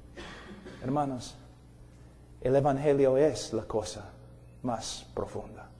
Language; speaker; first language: Spanish; non-native, fluent; English